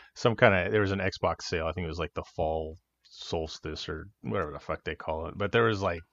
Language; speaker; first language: English; native; English